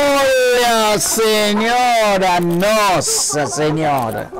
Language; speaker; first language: Spanish; native; Spanish